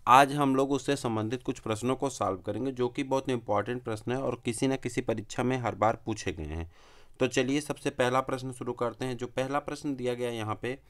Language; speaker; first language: Hindi; native; Hindi